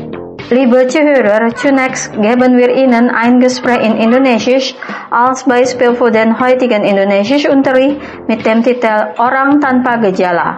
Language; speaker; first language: German; non-native, fluent; Indonesian